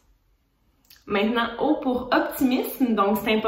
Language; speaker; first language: French; native; French